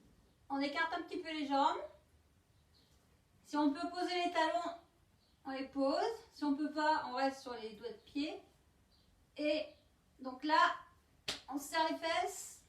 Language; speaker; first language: French; native; French